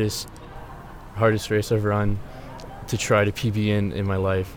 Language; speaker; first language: English; native; English